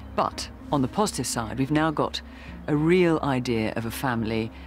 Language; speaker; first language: English; native; English